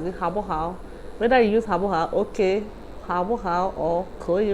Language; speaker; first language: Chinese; non-native, learner; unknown